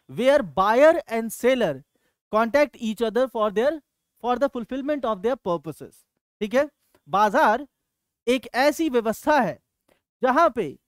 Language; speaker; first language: Hindi; native; Hindi